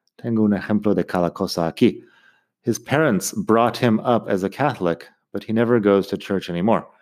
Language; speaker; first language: Spanish; non-native, fluent; English